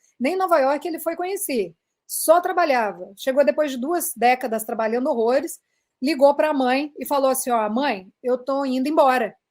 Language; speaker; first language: Portuguese; native; Portuguese